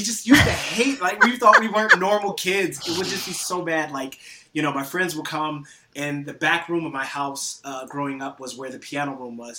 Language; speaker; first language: English; native; English